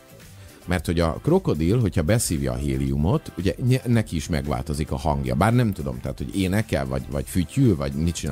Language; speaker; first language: Hungarian; native; Hungarian